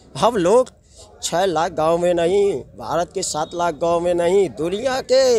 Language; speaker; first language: Hindi; native; Hindi